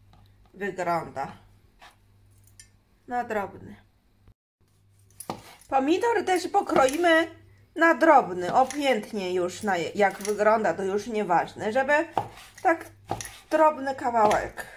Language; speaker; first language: Polish; non-native, learner; Chinese